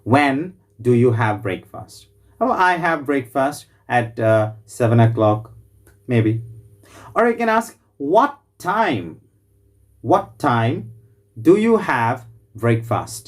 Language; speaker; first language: English; non-native, local second language; Malayalam